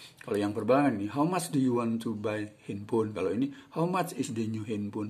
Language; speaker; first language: English; non-native, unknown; Indonesian